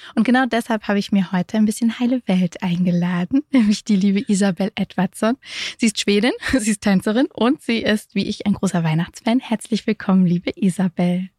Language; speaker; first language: German; native; German